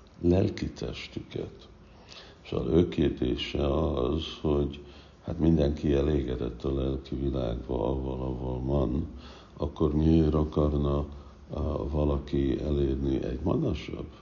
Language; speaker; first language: Hungarian; non-native, fluent; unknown